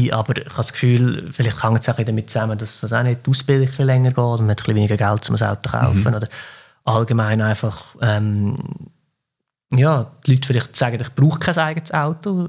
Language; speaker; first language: German; native; German